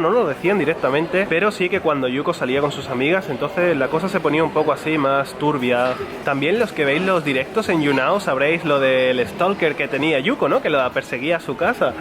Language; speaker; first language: Spanish; native; Spanish